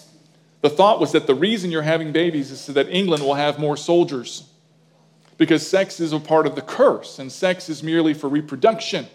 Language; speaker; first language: English; native; English